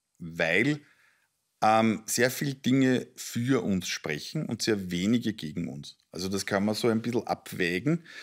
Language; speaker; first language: German; native; German